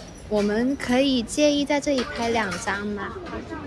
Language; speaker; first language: Chinese; non-native, local second language; Cantonese